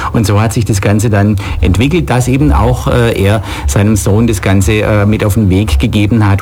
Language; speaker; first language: German; native; German